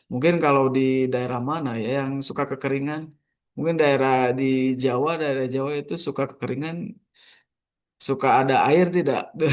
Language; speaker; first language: Indonesian; non-native, local second language; Sundanese